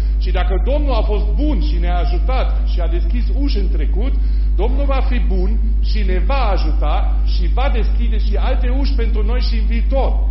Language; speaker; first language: Romanian; non-native, fluent; German